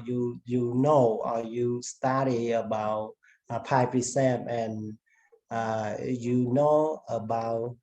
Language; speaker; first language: English; non-native, learner; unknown